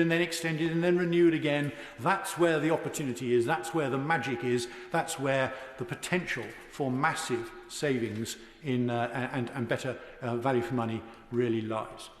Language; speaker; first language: English; native; English